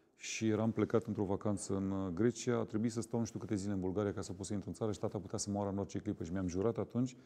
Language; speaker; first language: Romanian; native; Romanian